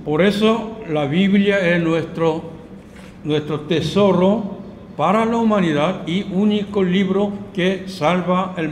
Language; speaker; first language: Spanish; non-native, learner; Korean